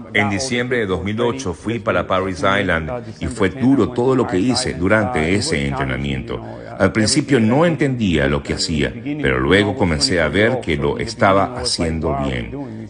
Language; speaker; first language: Spanish; native; Spanish